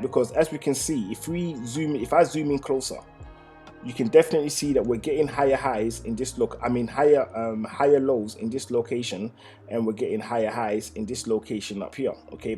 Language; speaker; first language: English; native; English